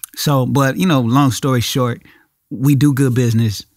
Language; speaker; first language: English; native; English